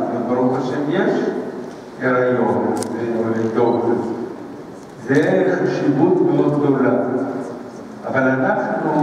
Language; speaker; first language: Hebrew; early bilingual, other home language; Spanish